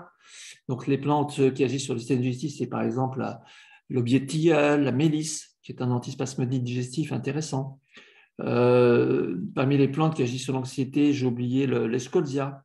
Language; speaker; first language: French; native; French